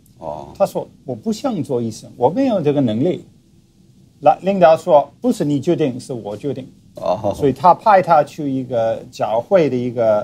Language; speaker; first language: Chinese; non-native, fluent; English